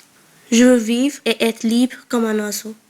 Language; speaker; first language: French; early bilingual, other home language; Bangla